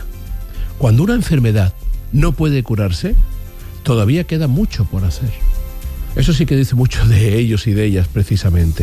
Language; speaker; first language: Spanish; native; Spanish